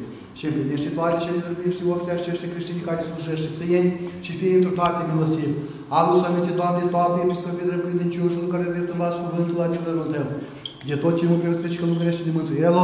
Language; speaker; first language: Romanian; native; Romanian